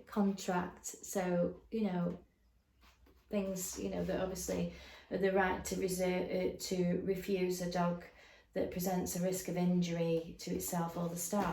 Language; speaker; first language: English; native; English